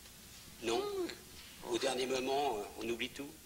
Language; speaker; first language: French; native; French